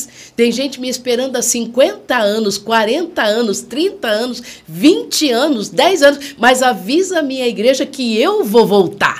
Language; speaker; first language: Portuguese; native; Portuguese